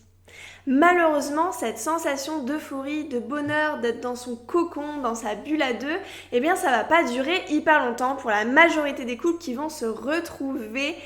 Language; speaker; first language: French; native; French